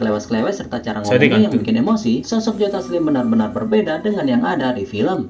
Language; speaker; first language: Indonesian; native; Indonesian